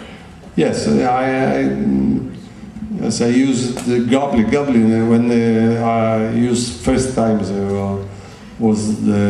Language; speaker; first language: English; non-native, learner; Italian